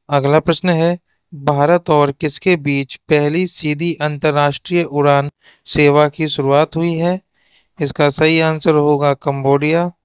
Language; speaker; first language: Hindi; native; Hindi